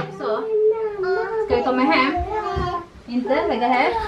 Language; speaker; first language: Swedish; non-native, learner; Indonesian